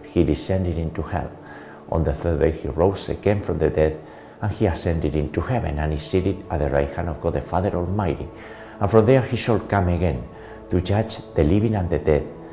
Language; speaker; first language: English; non-native, fluent; Spanish